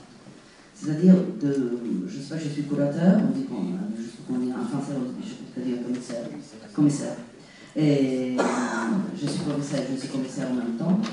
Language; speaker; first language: French; non-native, fluent; Italian